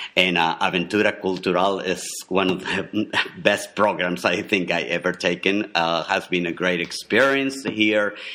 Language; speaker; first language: English; non-native, fluent; Spanish